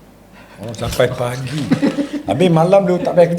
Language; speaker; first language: Malay; native; Malay